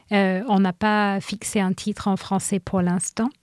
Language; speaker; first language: French; non-native, fluent; English